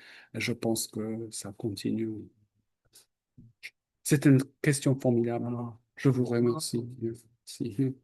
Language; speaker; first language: French; non-native, fluent; English